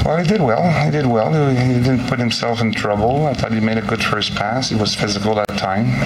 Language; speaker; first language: English; non-native, fluent; French